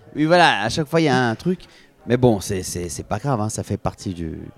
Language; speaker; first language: French; native; French